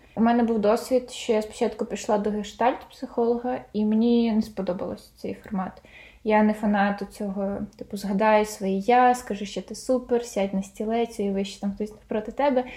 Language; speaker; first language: Ukrainian; non-native, local second language; Russian